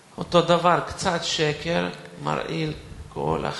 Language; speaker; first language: Hebrew; non-native, fluent; Russian